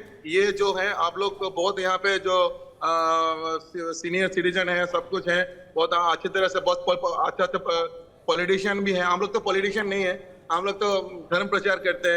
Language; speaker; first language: Hindi; non-native, fluent; Bangla